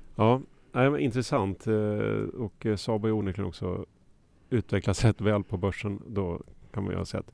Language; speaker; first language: Swedish; native; Swedish